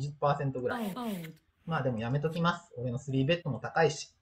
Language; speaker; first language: Japanese; native; Japanese